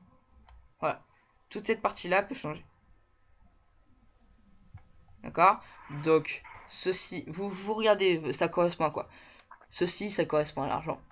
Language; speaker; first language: French; native; French